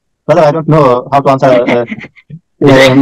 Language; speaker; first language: English; non-native, learner; Bangla